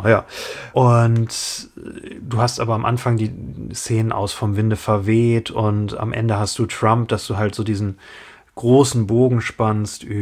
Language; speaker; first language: German; native; German